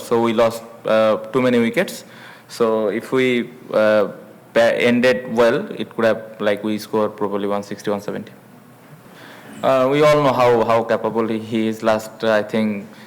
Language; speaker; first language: English; non-native, local second language; Bangla